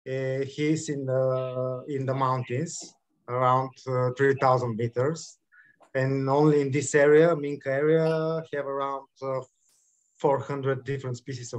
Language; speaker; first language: English; non-native, learner; Bulgarian